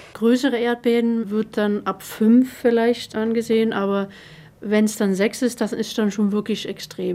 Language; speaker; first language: German; native; German